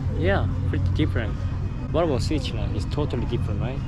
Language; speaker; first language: English; non-native, learner; Korean